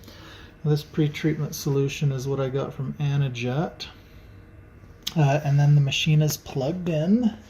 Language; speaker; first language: English; native; English